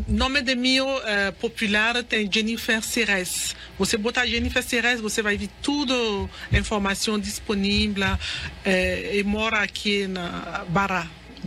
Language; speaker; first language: Portuguese; non-native, learner; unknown